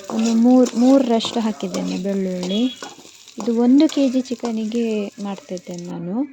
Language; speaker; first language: Kannada; non-native, local second language; Tulu